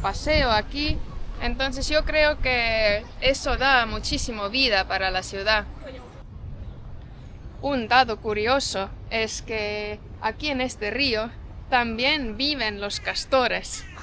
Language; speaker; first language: Spanish; non-native, fluent; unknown